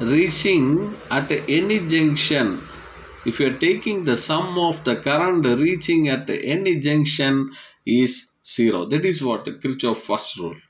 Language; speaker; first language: English; non-native, local second language; Tamil